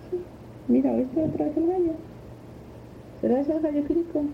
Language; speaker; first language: Spanish; native; Spanish